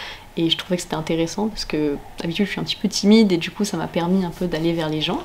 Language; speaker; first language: French; native; French